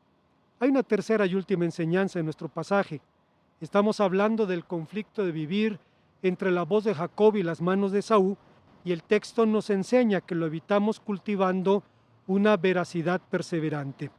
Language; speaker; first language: Spanish; native; Spanish